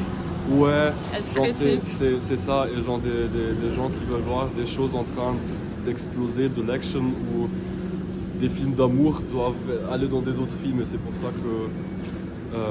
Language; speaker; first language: French; non-native, fluent; German